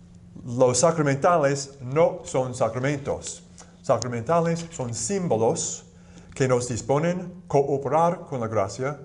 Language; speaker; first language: Spanish; non-native, fluent; English